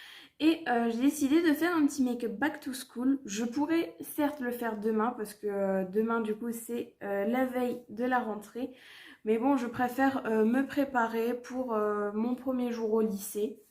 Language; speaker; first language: French; native; French